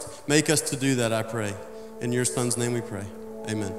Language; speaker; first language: English; native; English